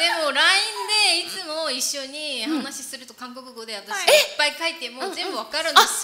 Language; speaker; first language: Japanese; non-native, fluent; Korean